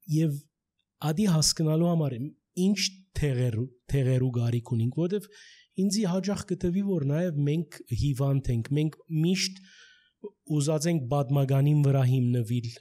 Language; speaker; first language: Armenian; early bilingual, heritage; Armenian